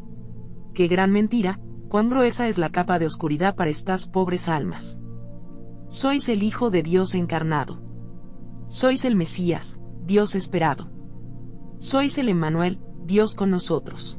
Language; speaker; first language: Spanish; native; Spanish